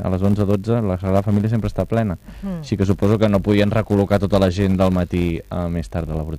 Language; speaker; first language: Catalan; native; Catalan